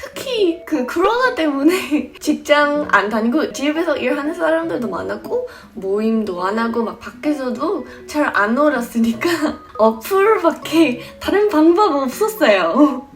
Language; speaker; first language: Korean; non-native, fluent; English